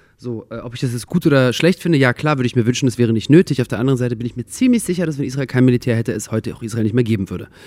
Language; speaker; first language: German; early bilingual, other home language; Russian